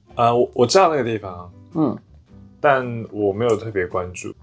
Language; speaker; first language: Chinese; native; Chinese